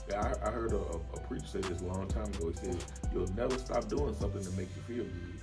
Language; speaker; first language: English; native; English